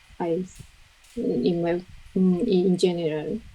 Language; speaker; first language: English; non-native, learner; Japanese